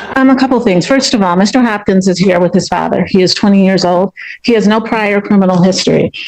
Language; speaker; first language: English; native; English